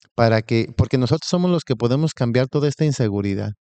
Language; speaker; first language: Spanish; native; Spanish